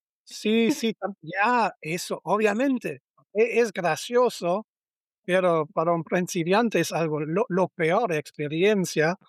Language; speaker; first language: Spanish; non-native, learner; German